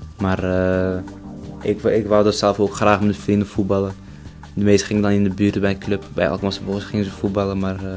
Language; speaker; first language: Dutch; early bilingual, other home language; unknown